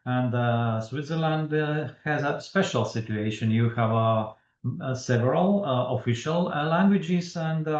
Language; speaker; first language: English; non-native, fluent; Latvian